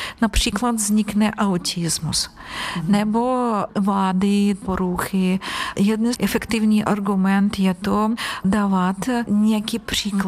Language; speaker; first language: Czech; non-native, fluent; Ukrainian